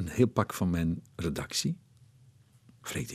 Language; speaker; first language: Dutch; native; Dutch